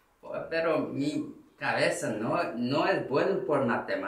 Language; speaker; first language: Spanish; non-native, learner; Korean